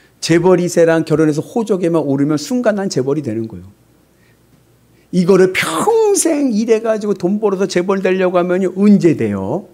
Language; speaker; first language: Korean; native; Korean